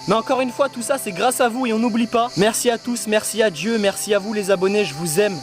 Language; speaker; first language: French; native; French